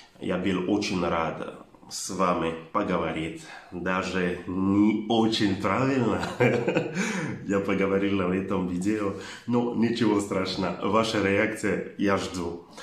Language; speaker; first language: Russian; non-native, learner; French